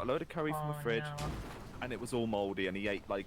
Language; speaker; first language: English; native; English